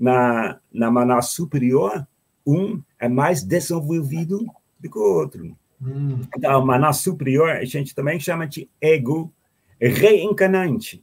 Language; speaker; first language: Portuguese; non-native, fluent; Dutch